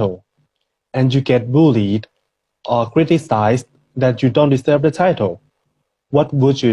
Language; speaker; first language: English; non-native, fluent; Thai